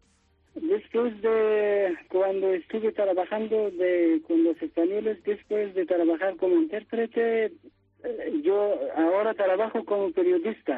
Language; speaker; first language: Spanish; non-native, fluent; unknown